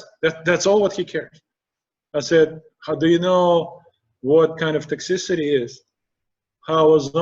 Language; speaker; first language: English; non-native, fluent; Russian